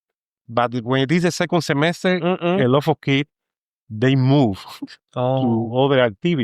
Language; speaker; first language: English; non-native, fluent; Spanish